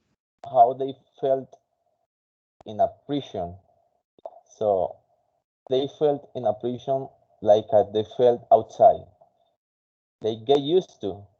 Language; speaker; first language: English; non-native, fluent; Spanish